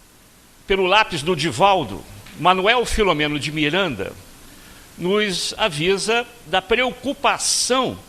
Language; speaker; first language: Portuguese; native; Portuguese